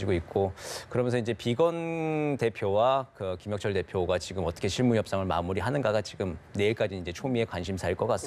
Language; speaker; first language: Korean; native; Korean